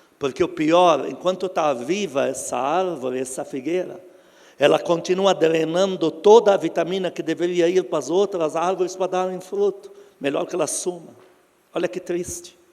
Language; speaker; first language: Portuguese; non-native, fluent; Arabic